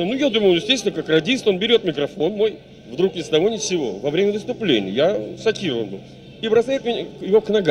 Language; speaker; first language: Russian; native; Russian